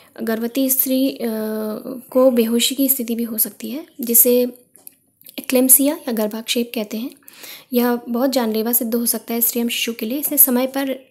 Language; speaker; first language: Hindi; native; Hindi